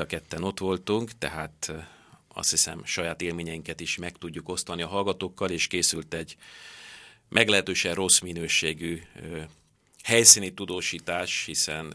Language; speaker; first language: Hungarian; native; Hungarian